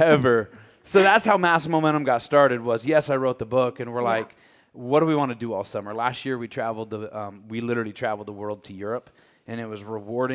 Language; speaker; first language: English; native; English